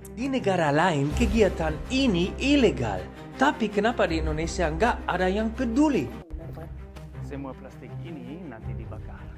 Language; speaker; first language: Indonesian; non-native, fluent; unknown